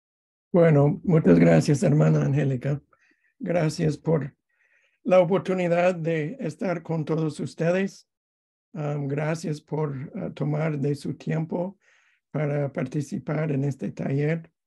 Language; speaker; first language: Spanish; non-native, fluent; English